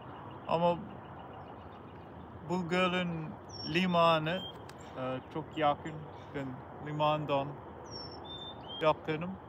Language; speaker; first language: Turkish; non-native, learner; English